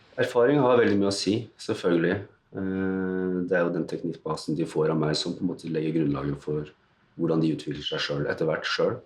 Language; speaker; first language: Norwegian; native; Norwegian